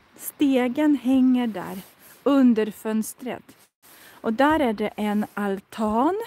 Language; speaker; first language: Swedish; non-native, fluent; Russian